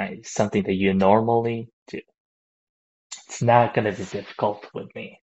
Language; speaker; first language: English; non-native, fluent; Korean